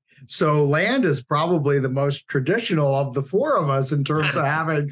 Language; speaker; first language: English; native; English